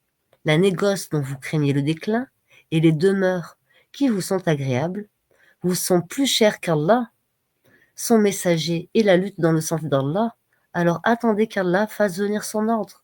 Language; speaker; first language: French; native; French